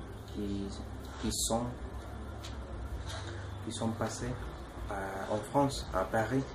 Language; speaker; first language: French; non-native, learner; Spanish